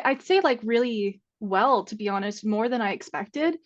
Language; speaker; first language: English; native; English